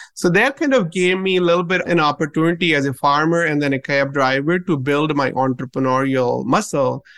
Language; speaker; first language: English; non-native, local second language; Punjabi